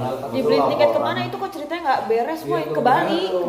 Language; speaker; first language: Indonesian; native; Indonesian